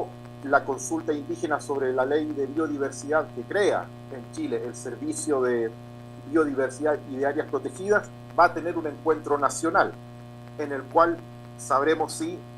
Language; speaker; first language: Spanish; native; Spanish